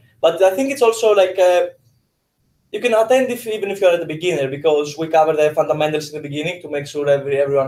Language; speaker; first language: English; non-native, fluent; Greek